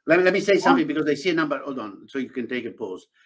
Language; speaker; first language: English; non-native, fluent; Italian